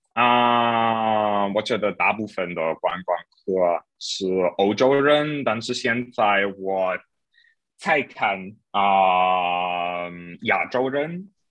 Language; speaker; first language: Chinese; non-native, learner; German